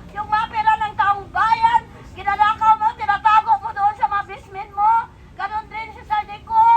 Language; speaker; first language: Filipino; non-native, local second language; Cebuano